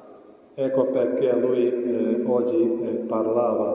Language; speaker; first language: Italian; non-native, fluent; Croatian